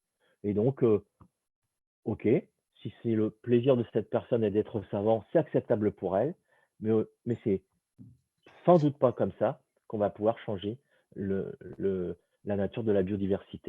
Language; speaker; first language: French; native; French